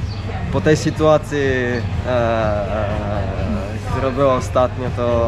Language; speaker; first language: Polish; non-native, fluent; Italian